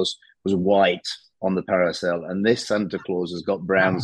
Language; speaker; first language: English; native; English